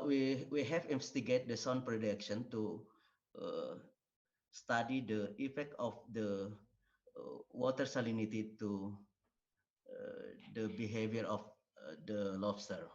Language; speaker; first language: English; non-native, learner; Indonesian